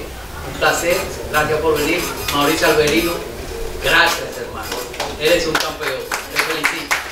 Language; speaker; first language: Spanish; native; Spanish